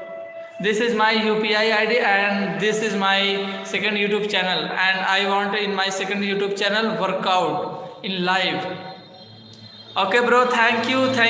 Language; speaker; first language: English; non-native, learner; Hindi